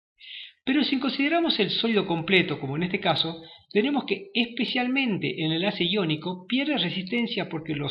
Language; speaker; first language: Spanish; native; Spanish